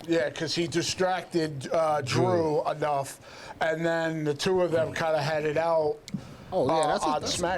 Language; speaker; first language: English; native; English